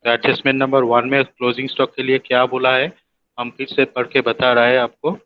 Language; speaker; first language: Hindi; non-native, local second language; Bangla